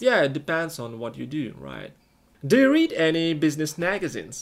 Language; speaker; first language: English; non-native, fluent; Russian